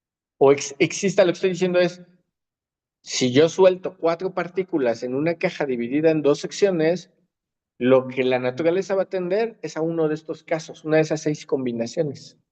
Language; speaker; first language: Spanish; native; Spanish